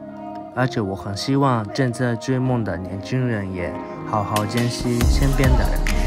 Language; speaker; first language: Chinese; non-native, fluent; Japanese